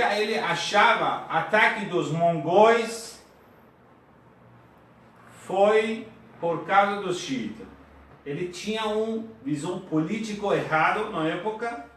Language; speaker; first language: Portuguese; non-native, fluent; Persian